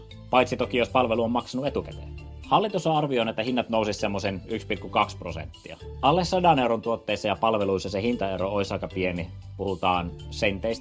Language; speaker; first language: Finnish; native; Finnish